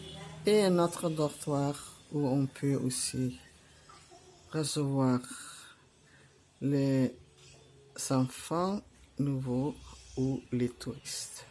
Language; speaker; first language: French; non-native, fluent; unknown